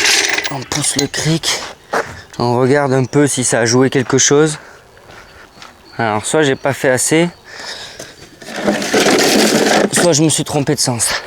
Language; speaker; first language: French; native; French